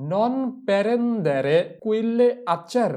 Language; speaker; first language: Italian; non-native, fluent; Bangla